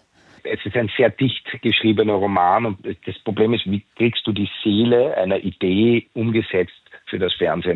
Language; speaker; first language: German; native; German